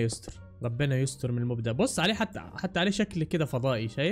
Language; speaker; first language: Arabic; native; Arabic